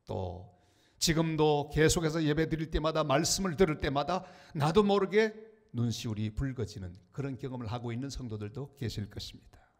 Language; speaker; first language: Korean; native; Korean